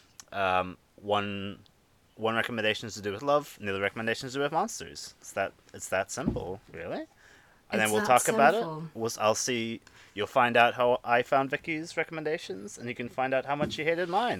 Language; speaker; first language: English; native; English